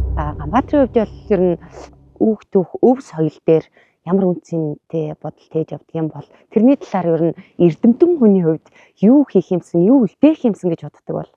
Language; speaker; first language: Mongolian; native; Mongolian